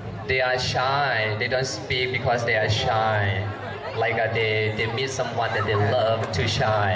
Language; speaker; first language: English; non-native, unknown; Thai